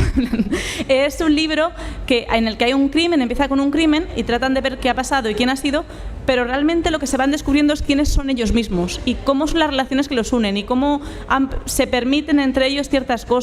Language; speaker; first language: Spanish; native; Spanish